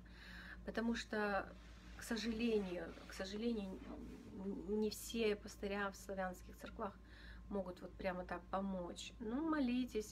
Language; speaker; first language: Russian; native; Russian